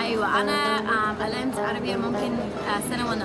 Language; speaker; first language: Arabic; non-native, learner; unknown